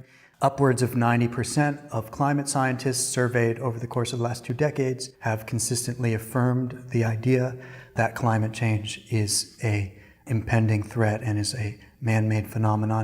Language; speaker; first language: English; native; English